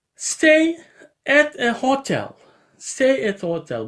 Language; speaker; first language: English; non-native, fluent; Turkish